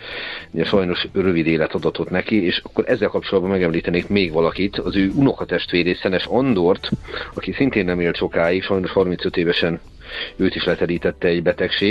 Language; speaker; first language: Hungarian; native; Hungarian